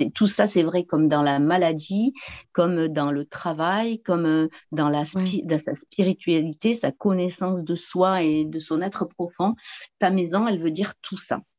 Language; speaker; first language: French; native; French